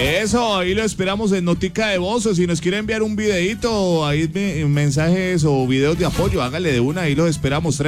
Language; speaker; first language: Spanish; native; Spanish